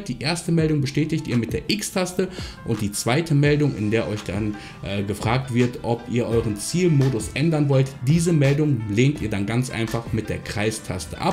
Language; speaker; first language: German; native; German